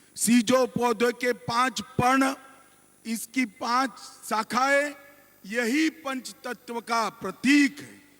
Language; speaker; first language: Hindi; non-native, local second language; Gujarati